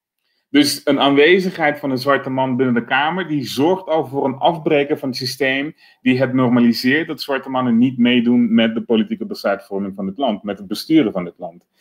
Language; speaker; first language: Dutch; native; Dutch